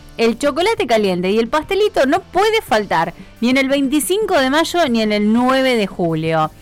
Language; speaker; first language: Spanish; native; Spanish